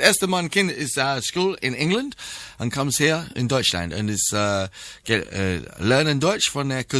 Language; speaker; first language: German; non-native, learner; English